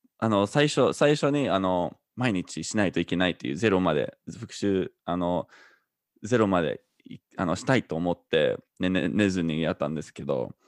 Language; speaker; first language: Japanese; non-native, fluent; English